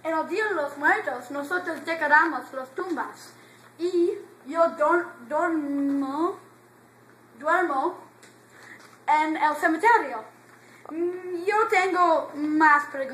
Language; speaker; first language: Spanish; non-native, learner; English